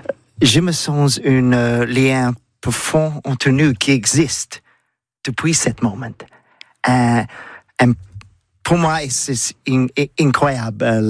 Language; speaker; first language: French; non-native, learner; English